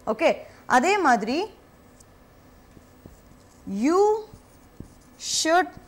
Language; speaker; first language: English; non-native, local second language; Tamil